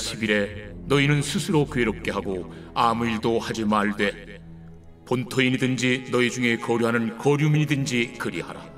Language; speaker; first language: Korean; native; Korean